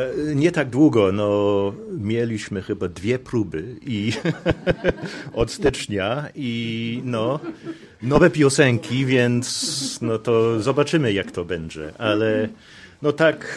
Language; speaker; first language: Polish; non-native, fluent; English